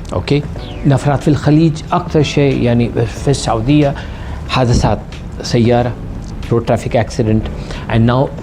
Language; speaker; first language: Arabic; non-native, learner; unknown